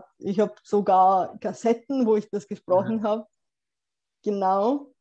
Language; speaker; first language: German; non-native, fluent; Bulgarian